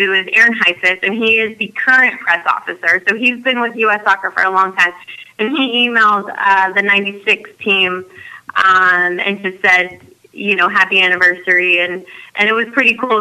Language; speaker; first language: English; native; English